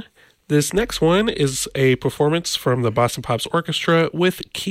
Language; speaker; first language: English; native; English